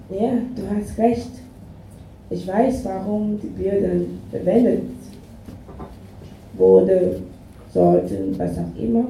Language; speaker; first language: German; non-native, fluent; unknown